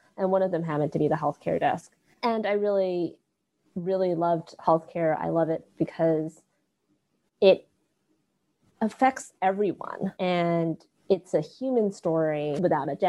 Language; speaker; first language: English; non-native, local second language; Cantonese